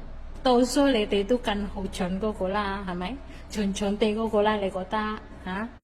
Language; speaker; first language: Cantonese; non-native, fluent; Indonesian